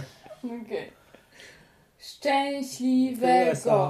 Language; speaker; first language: Polish; non-native, learner; French